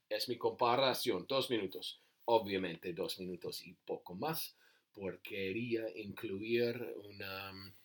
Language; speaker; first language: Spanish; non-native, learner; English